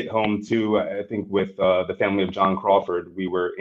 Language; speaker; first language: English; native; English